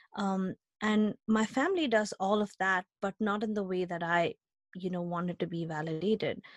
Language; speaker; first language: English; non-native, local second language; Hindi